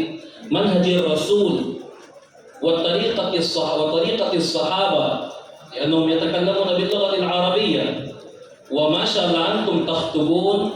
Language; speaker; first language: Arabic; non-native, fluent; Urdu